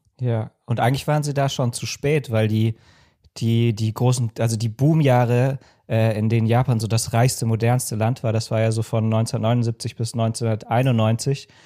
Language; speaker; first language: German; native; German